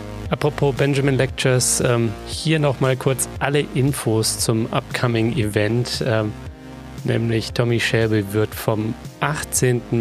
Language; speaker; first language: German; native; German